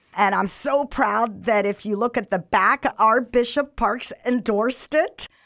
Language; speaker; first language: English; non-native, fluent; Arabic